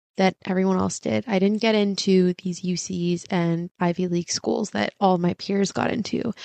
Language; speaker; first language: English; early bilingual, other home language; Spanish